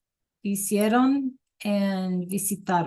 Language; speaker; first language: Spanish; non-native, fluent; English